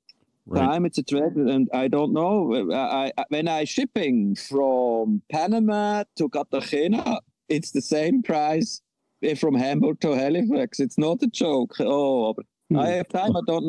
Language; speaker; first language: English; non-native, learner; Swiss German